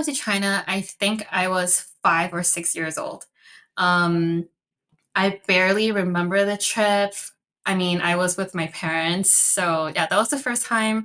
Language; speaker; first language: English; early bilingual, other home language; Cantonese